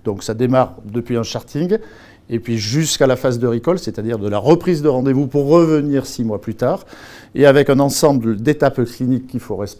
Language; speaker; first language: French; native; French